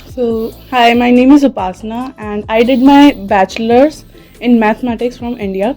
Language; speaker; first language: English; non-native, local second language; Hindi